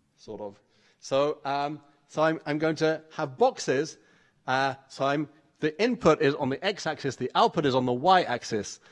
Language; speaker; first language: English; native; English